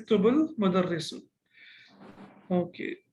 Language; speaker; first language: Arabic; non-native, fluent; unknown